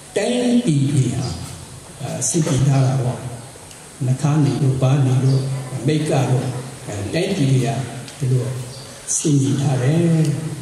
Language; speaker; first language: Burmese; non-native, local second language; S'gaw Karen